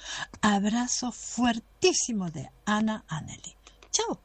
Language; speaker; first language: Spanish; non-native, fluent; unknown